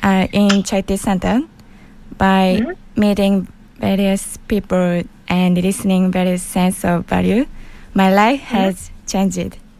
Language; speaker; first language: English; non-native, learner; Japanese